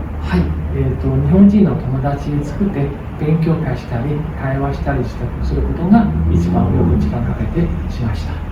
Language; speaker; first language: Japanese; non-native, fluent; Chinese